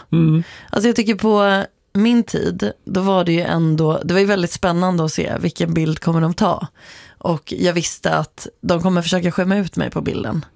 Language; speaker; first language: Swedish; native; Swedish